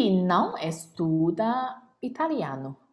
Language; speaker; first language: Portuguese; non-native, fluent; Chinese